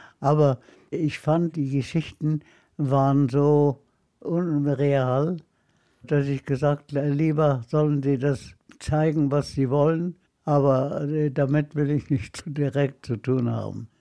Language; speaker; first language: German; non-native, fluent; Arabic